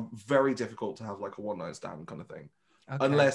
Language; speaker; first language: English; non-native, local second language; Vietnamese